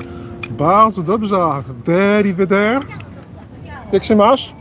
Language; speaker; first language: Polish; non-native, learner; French